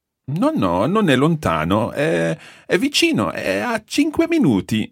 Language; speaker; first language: Italian; non-native, fluent; English